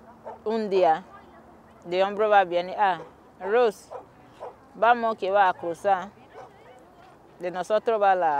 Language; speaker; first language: Spanish; non-native, learner; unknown